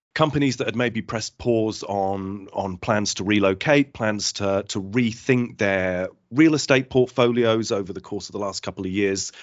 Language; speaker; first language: English; native; English